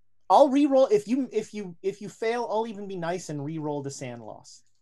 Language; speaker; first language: English; native; English